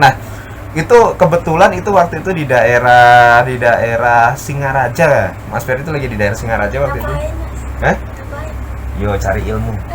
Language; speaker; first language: Indonesian; native; Indonesian